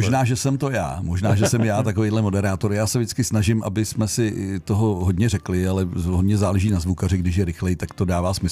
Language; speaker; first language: Czech; native; Czech